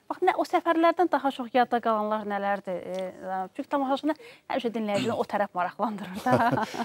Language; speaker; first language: Azerbaijani; native; Azerbaijani